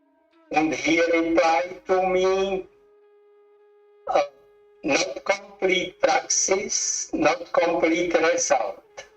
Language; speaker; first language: English; non-native, learner; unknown